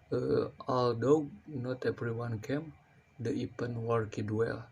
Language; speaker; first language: English; non-native, learner; Indonesian